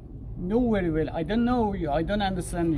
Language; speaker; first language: English; non-native, learner; Persian